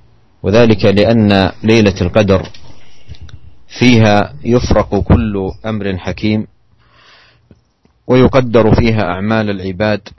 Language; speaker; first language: Arabic; native; Arabic